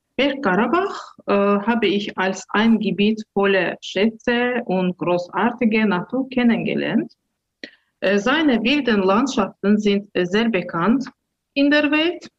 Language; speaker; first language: German; non-native, learner; Azerbaijani